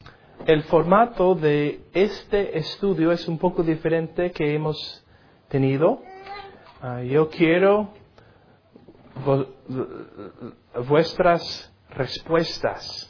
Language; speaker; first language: Spanish; non-native, learner; English